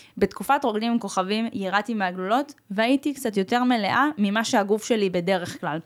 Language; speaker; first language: Hebrew; native; Hebrew